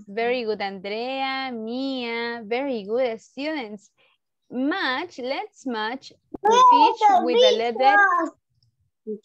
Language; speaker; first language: English; non-native, learner; Spanish